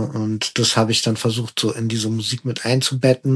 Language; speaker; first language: German; early bilingual, other home language; Persian